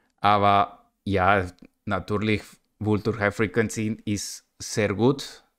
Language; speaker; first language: German; non-native, learner; Spanish